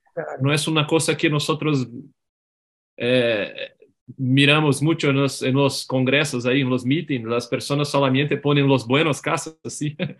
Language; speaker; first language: Spanish; non-native, learner; Portuguese